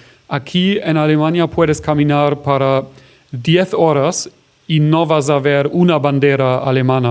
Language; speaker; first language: Spanish; non-native, fluent; German